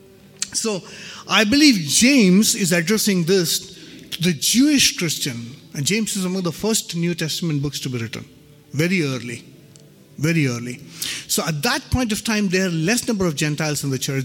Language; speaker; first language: English; non-native, local second language; Hindi